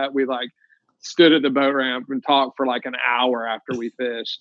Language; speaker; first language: English; native; English